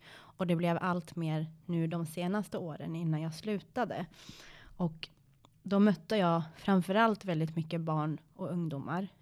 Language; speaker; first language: Swedish; early bilingual, other home language; Persian